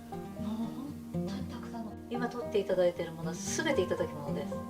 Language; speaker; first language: Japanese; native; Japanese